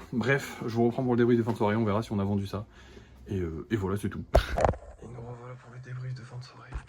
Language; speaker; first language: French; native; French